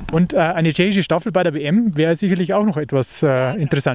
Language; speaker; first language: German; native; German